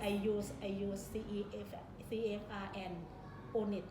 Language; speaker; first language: English; non-native, learner; Thai